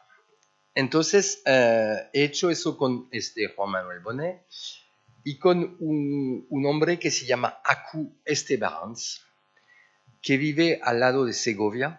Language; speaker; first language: Spanish; early bilingual, heritage; French